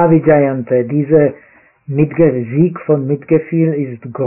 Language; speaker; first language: German; non-native, fluent; Czech